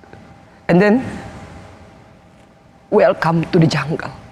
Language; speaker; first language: English; non-native, fluent; Indonesian